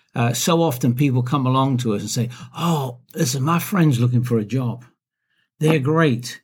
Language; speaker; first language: English; native; English